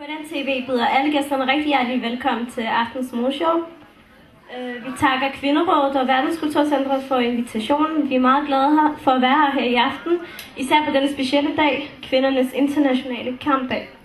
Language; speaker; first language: Danish; early bilingual, other home language; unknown